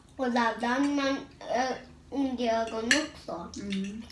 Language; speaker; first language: Swedish; early bilingual, other home language; Thai